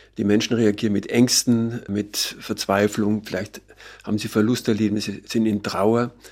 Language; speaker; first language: German; native; German